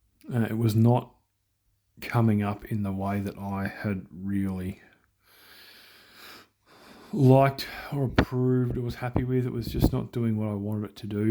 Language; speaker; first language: English; native; English